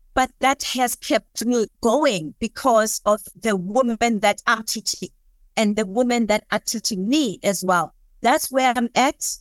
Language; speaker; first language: English; non-native, local second language; Southern Sotho